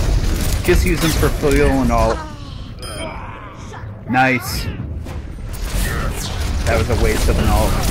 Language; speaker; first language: English; native; English